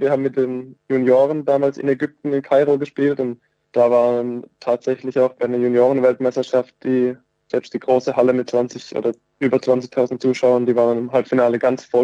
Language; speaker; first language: German; native; German